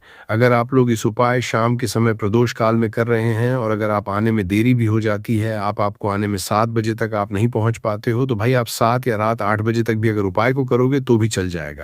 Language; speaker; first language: Hindi; native; Hindi